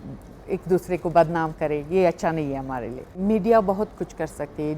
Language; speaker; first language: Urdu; non-native, fluent; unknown